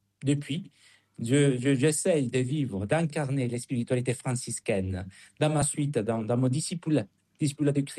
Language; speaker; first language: French; non-native, fluent; Spanish